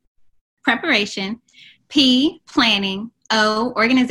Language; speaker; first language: English; native; English